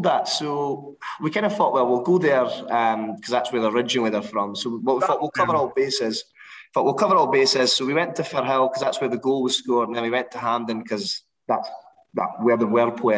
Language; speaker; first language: English; native; English